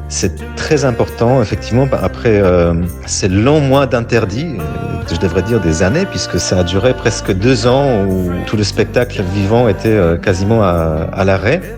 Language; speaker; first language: French; non-native, fluent; Polish